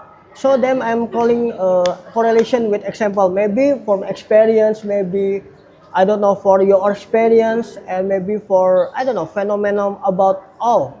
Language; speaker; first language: English; non-native, learner; Indonesian